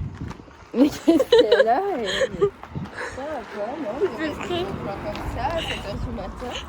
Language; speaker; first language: French; native; French